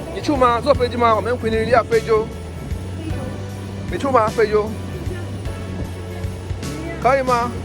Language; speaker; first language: Chinese; non-native, learner; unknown